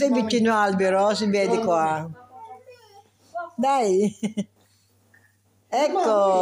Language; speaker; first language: Italian; non-native, learner; Filipino